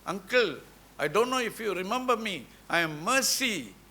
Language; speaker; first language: English; non-native, local second language; Tamil